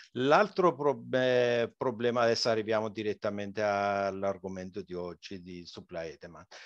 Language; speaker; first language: Italian; non-native, fluent; Persian